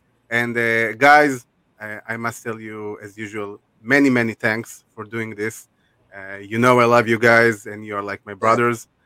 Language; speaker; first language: English; non-native, fluent; Hebrew